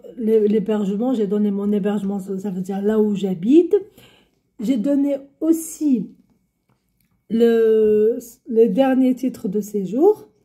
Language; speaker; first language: French; non-native, local second language; Arabic